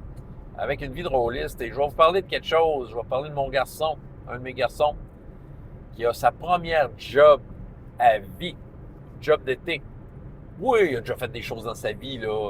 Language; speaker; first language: French; native; French